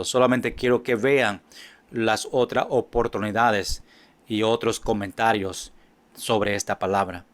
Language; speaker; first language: Spanish; non-native, fluent; English